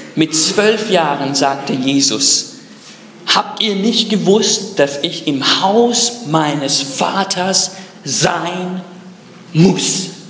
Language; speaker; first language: German; non-native, fluent; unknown